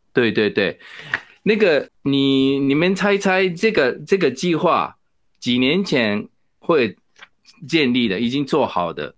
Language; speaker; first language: Chinese; non-native, fluent; Japanese